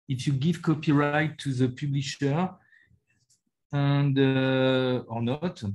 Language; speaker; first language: English; non-native, learner; French